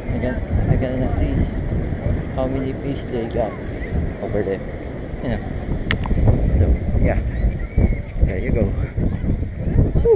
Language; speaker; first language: English; non-native, local second language; Filipino